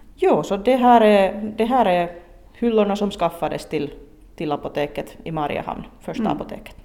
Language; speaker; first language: Swedish; native; Swedish